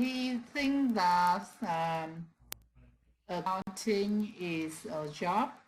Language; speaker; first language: English; non-native, learner; Vietnamese